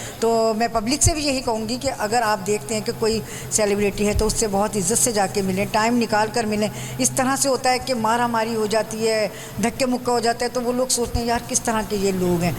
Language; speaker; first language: Urdu; native; Urdu